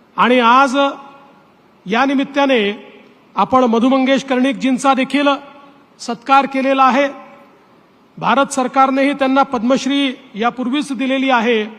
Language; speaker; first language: Marathi; native; Marathi